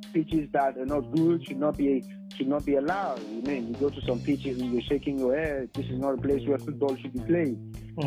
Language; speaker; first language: English; non-native, local second language; Yoruba